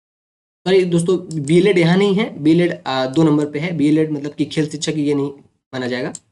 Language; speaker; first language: Hindi; native; Hindi